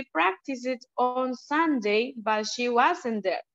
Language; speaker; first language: English; non-native, learner; Spanish